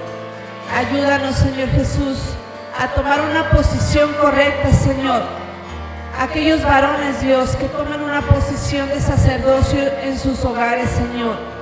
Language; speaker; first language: Spanish; native; Spanish